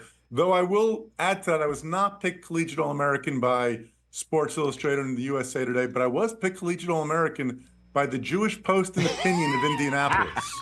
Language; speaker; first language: English; native; English